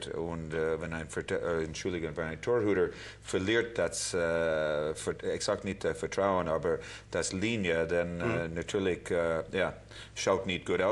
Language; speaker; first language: German; non-native, learner; English